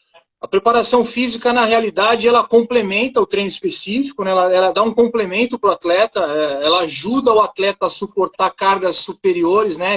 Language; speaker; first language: Portuguese; native; Portuguese